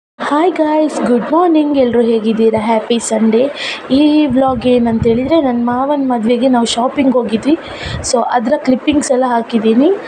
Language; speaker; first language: Kannada; non-native, local second language; Tulu